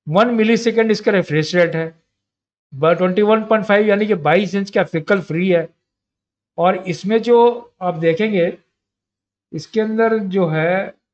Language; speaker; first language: Hindi; native; Hindi